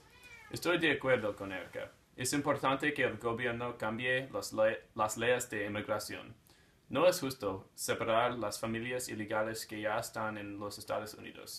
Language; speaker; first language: Spanish; non-native, learner; English